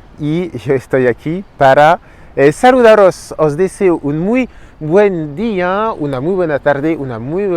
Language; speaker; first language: Spanish; non-native, fluent; French